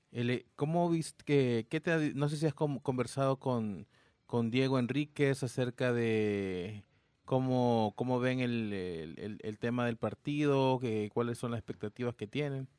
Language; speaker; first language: Spanish; native; Spanish